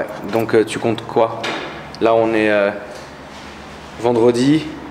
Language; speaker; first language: French; native; French